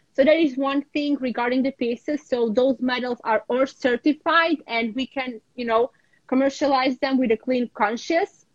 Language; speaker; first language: English; non-native, fluent; Ukrainian